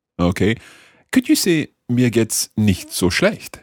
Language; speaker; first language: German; non-native, learner; English